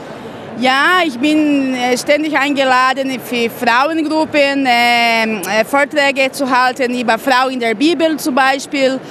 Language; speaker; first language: German; non-native, fluent; Portuguese